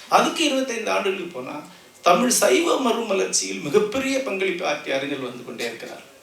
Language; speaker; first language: Tamil; non-native, local second language; Malayalam